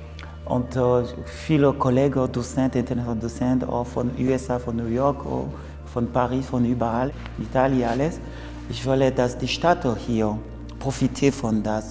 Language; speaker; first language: German; non-native, learner; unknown